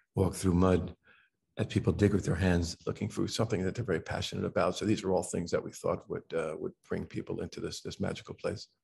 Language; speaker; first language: English; native; English